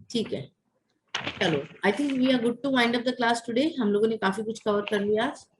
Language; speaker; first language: Hindi; native; Hindi